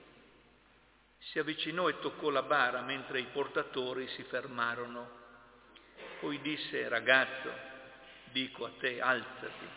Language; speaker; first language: Italian; native; Italian